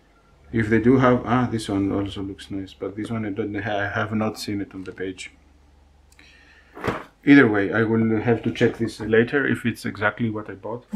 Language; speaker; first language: English; non-native, fluent; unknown